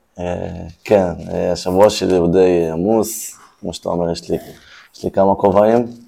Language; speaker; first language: Hebrew; native; Hebrew